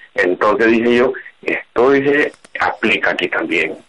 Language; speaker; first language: Spanish; native; Spanish